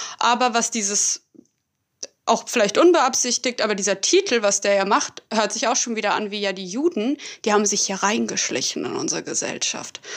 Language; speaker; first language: German; native; German